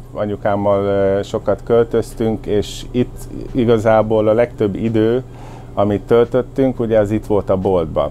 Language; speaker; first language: Hungarian; early bilingual, heritage; Hungarian